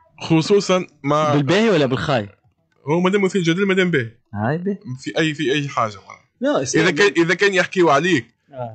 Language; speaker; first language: Arabic; native; Arabic